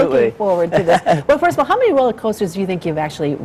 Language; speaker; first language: English; native; English